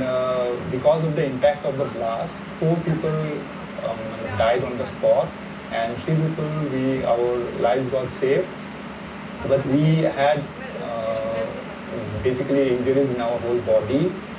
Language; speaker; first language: English; non-native, local second language; Assamese